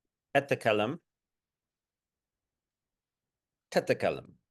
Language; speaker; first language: Arabic; non-native, fluent; English